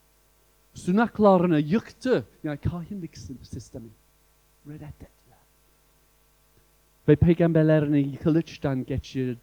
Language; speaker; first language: Turkish; non-native, fluent; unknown